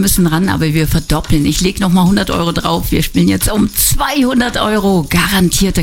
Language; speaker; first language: German; native; German